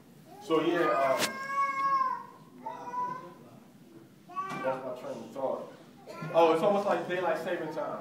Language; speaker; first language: English; native; English